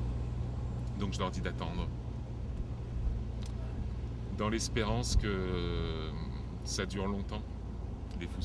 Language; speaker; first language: French; native; French